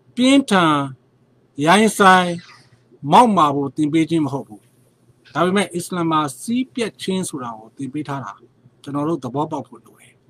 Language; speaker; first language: Burmese; non-native, local second language; Rohingya